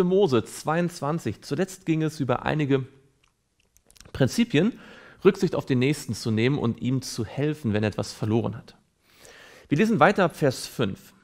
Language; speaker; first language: German; native; German